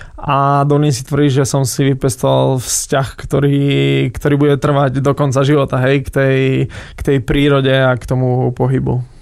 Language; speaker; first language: Slovak; native; Slovak